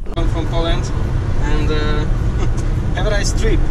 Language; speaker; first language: English; non-native, learner; Polish